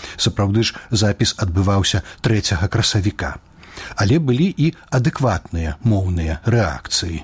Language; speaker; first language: Belarusian; native; Belarusian